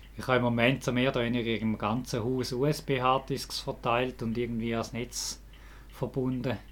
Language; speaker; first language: German; native; German